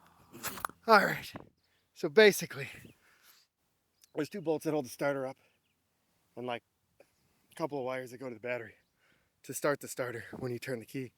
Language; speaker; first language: English; native; English